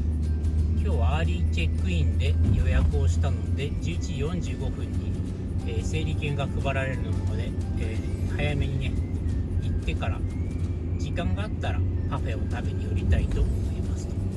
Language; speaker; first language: Japanese; native; Japanese